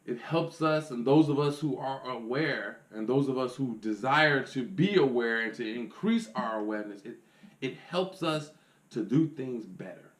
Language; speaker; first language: English; native; English